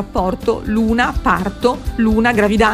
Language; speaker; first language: Italian; native; Italian